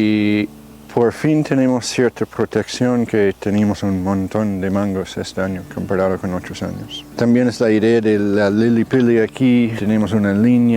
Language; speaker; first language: Spanish; non-native, fluent; English